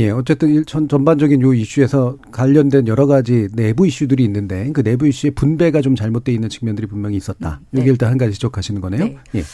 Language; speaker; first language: Korean; native; Korean